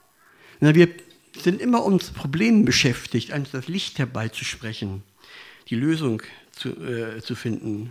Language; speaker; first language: German; native; German